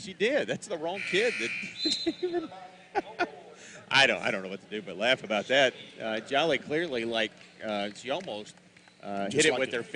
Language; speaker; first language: English; native; English